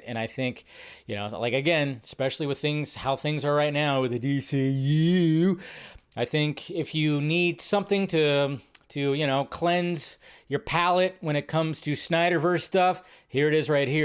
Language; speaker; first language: English; native; English